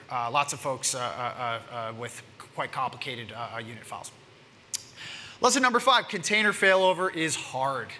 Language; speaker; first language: English; native; English